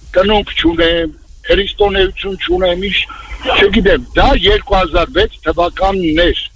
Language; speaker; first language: Armenian; native; Armenian